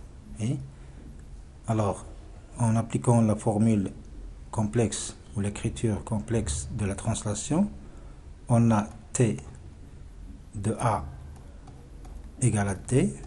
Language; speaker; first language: French; non-native, local second language; Arabic